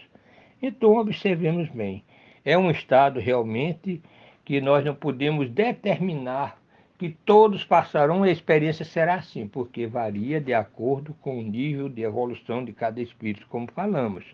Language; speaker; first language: Portuguese; native; Portuguese